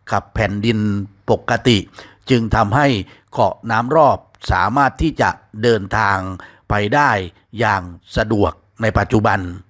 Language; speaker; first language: Thai; native; Thai